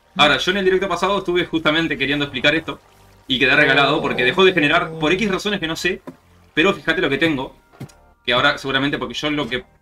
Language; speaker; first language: Spanish; native; Spanish